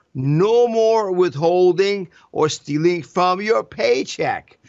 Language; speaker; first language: English; non-native, fluent; Persian